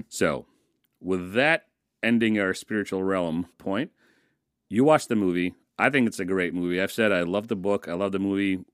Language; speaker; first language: English; early bilingual, other home language; Russian